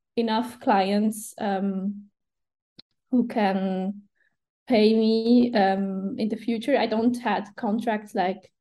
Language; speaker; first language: English; non-native, fluent; Swiss German